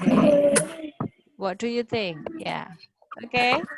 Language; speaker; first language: English; non-native, fluent; Indonesian